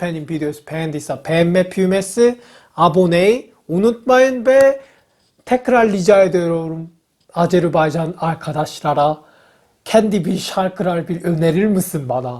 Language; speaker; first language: Turkish; non-native, fluent; Korean